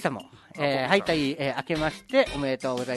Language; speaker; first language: Japanese; native; Japanese